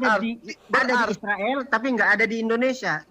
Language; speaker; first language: Indonesian; native; Indonesian